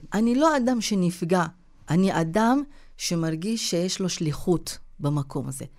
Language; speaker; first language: Hebrew; non-native, local second language; Arabic